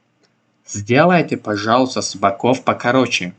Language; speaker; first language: Russian; non-native, local second language; Tajik